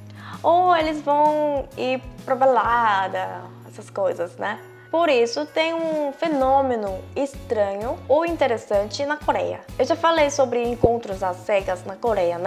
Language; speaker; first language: Portuguese; non-native, fluent; Korean